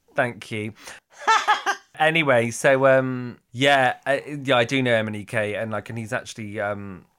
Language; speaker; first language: English; native; English